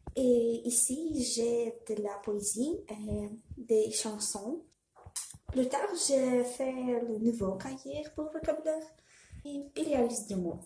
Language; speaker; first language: French; non-native, learner; Russian